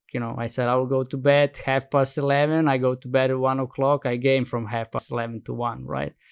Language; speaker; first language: English; non-native, fluent; Slovenian